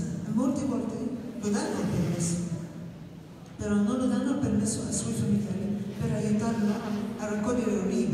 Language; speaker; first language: Italian; non-native, fluent; Arabic